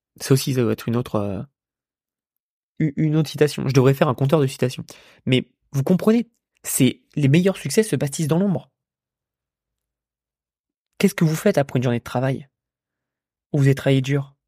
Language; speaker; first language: French; native; French